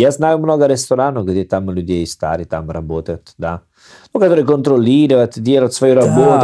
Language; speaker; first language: Russian; non-native, learner; Italian